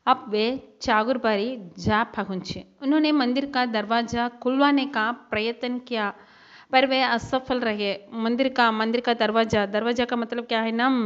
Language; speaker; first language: Hindi; non-native, local second language; Tamil